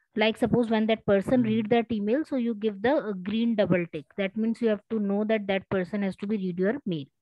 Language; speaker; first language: English; non-native, local second language; Hindi